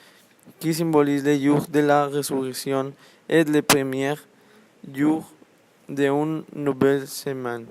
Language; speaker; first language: French; non-native, learner; Spanish